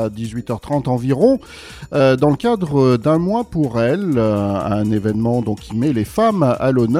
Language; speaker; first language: French; native; French